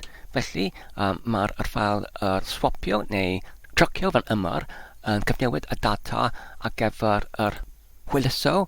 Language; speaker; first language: Welsh; non-native, learner; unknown